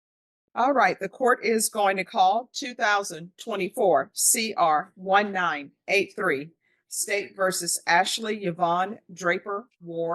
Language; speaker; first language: English; native; English